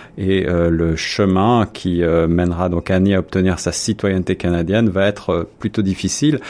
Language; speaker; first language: French; native; French